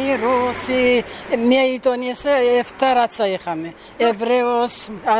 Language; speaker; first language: Greek; early bilingual, heritage; Greek